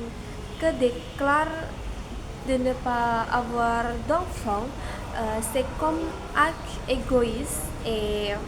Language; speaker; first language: French; non-native, learner; Indonesian